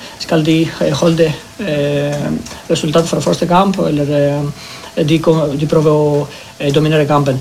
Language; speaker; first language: Norwegian; non-native, learner; Greek